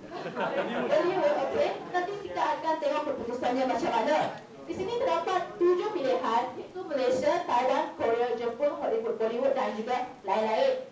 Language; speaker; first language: Malay; non-native, local second language; Chinese